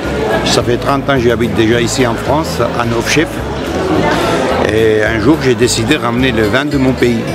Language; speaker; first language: French; non-native, fluent; Georgian